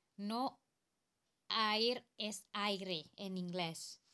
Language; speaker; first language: Spanish; non-native, learner; Indonesian